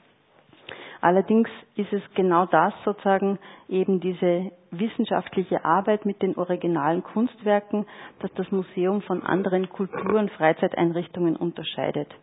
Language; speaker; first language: German; native; German